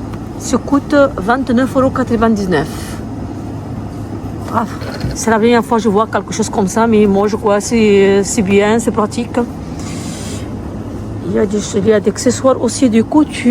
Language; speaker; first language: French; non-native, learner; Arabic